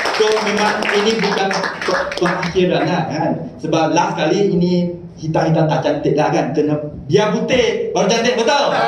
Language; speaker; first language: Malay; non-native, local second language; Chinese